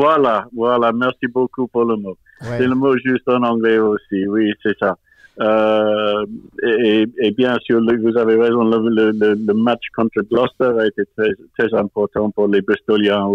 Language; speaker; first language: French; non-native, fluent; English